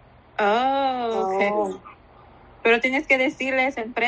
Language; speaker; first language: Spanish; early bilingual, other home language; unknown